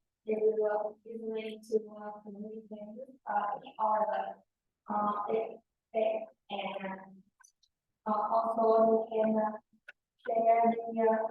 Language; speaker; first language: English; non-native, fluent; Vietnamese